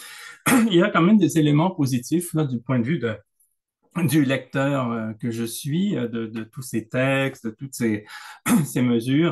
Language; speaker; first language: French; native; French